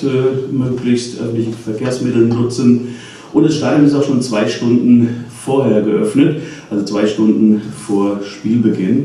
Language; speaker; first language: German; native; German